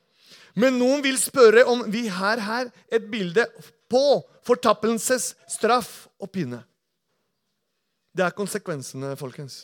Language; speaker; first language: Norwegian; non-native, fluent; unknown